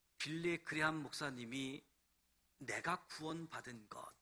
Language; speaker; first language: Korean; native; Korean